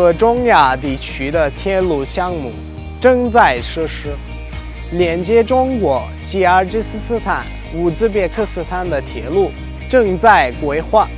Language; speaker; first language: Chinese; non-native, fluent; Uzbek